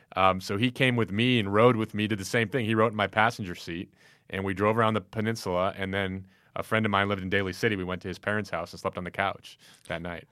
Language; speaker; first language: English; native; English